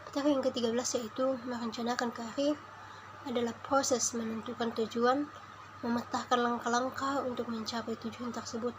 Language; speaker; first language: Indonesian; native; Indonesian